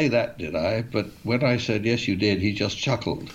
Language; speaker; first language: English; native; English